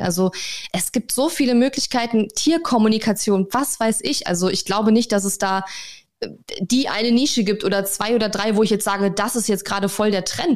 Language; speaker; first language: German; native; German